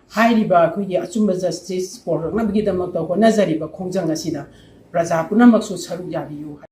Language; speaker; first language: Manipuri; native; Manipuri